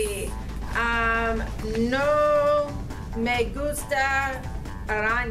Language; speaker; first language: Spanish; non-native, learner; English